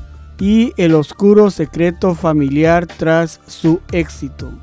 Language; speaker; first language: Spanish; early bilingual, heritage; Spanish